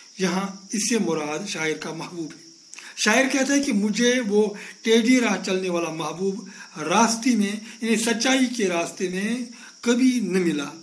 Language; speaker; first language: Urdu; non-native, local second language; Kashmiri